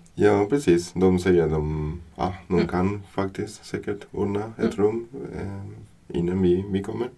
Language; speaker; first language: Swedish; non-native, fluent; Spanish